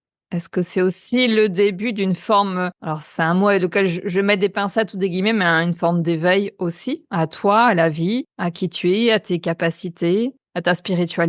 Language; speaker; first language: French; native; French